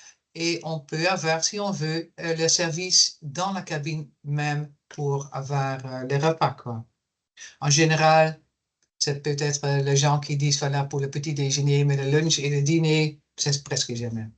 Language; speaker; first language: French; non-native, fluent; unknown